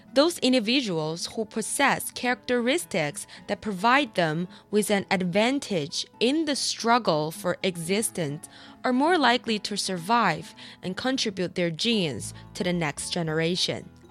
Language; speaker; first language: English; non-native, fluent; Chinese